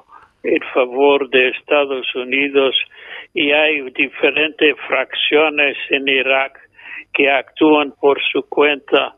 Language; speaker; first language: Spanish; non-native, fluent; English